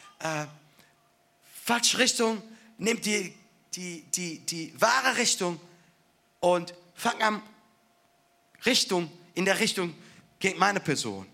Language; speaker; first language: German; non-native, fluent; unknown